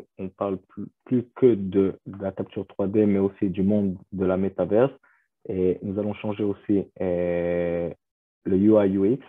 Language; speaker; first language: French; non-native, fluent; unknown